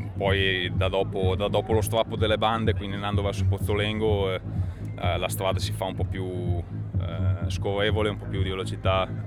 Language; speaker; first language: Italian; native; Italian